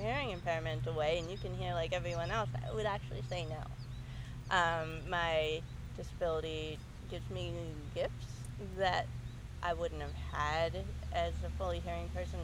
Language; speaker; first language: English; native; English